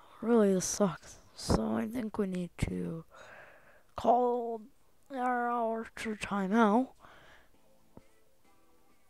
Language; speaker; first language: English; native; English